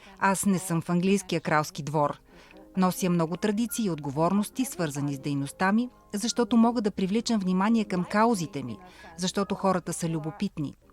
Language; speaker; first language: Bulgarian; early bilingual, heritage; Bulgarian